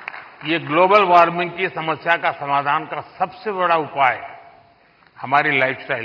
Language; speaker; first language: Hindi; non-native, local second language; Gujarati